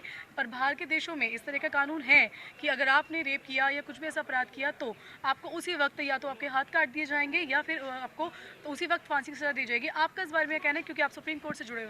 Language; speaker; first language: Hindi; native; Hindi